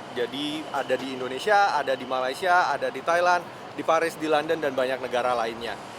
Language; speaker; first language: Indonesian; native; Indonesian